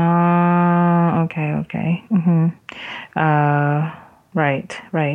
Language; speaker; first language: English; non-native, fluent; Japanese